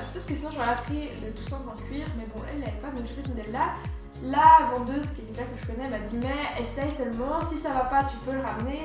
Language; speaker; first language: French; native; French